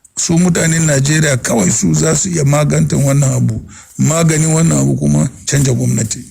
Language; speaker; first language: Hausa; non-native, local second language; Fula